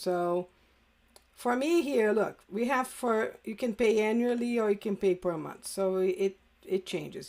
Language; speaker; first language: English; native; English